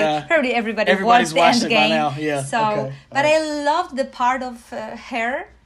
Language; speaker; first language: English; non-native, fluent; Polish